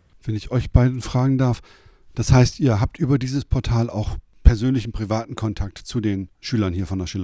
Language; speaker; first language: German; native; German